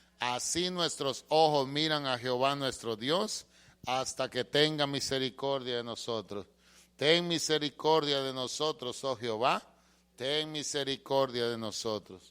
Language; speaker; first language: Spanish; native; Spanish